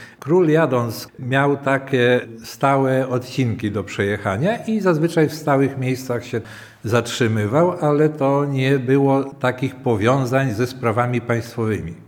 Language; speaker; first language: Polish; native; Polish